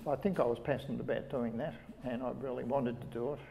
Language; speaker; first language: English; native; English